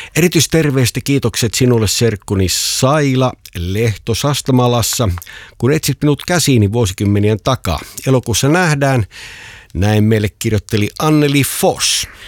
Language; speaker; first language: Finnish; native; Finnish